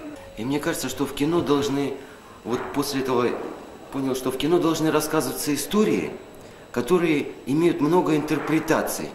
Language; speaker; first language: Russian; native; Russian